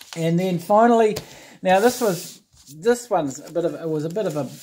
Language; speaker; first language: English; native; English